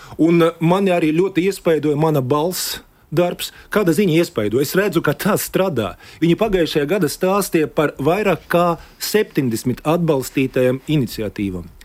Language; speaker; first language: Latvian; non-native, local second language; Russian